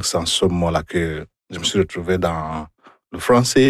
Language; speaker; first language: French; non-native, fluent; Igbo